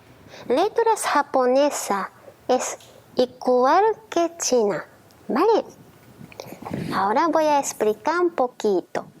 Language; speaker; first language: Spanish; non-native, learner; Japanese